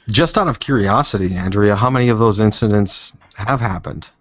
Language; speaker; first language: English; native; English